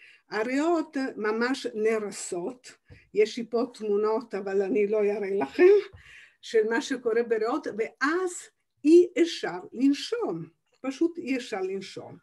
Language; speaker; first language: Hebrew; non-native, fluent; Italian